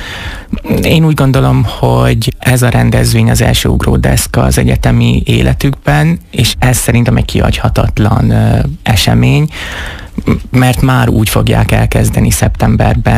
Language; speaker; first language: Hungarian; native; Hungarian